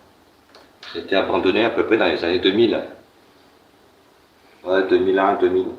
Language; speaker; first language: French; native; French